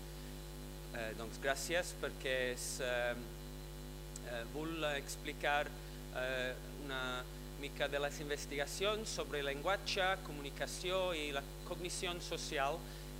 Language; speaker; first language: Catalan; non-native, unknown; English